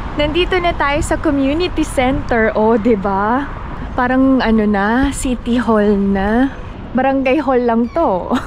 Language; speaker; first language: Filipino; native; Filipino